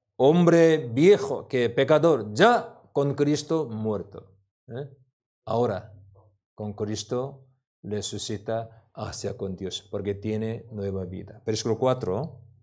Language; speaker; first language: Spanish; non-native, learner; Korean